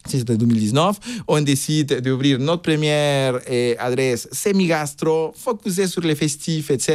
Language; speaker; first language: French; non-native, fluent; Spanish